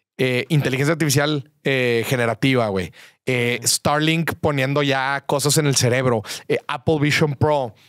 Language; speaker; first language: Spanish; native; Spanish